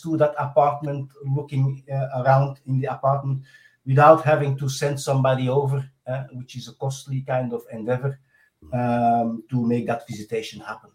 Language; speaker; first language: English; non-native, fluent; Dutch